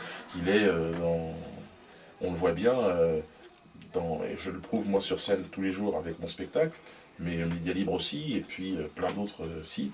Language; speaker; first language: French; native; French